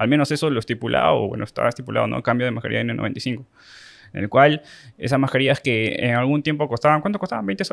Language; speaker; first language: Spanish; native; Spanish